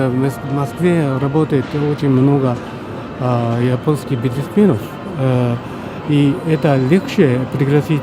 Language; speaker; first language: Russian; non-native, fluent; Japanese